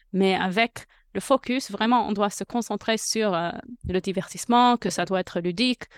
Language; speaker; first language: French; non-native, fluent; English